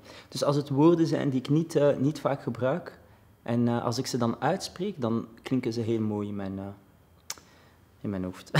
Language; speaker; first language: Dutch; early bilingual, other home language; Arabic